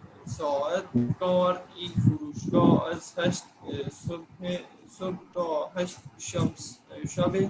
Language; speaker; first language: Persian; non-native, learner; Urdu